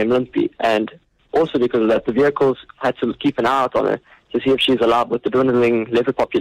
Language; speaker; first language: English; native; English